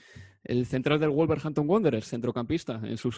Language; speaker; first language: Spanish; native; Spanish